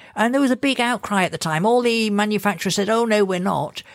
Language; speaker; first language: English; native; English